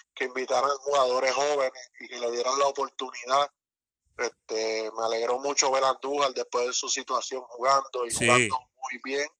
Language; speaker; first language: Spanish; native; Spanish